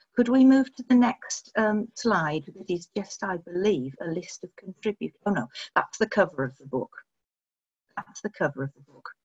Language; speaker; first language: English; native; English